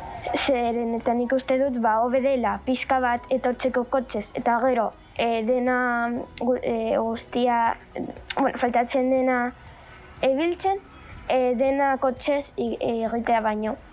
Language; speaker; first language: Basque; non-native, local second language; Spanish